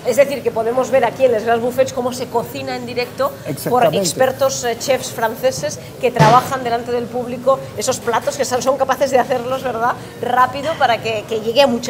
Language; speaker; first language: Spanish; native; Spanish